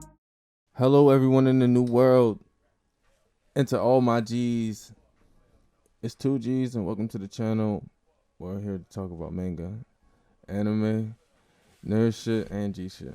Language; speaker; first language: English; native; English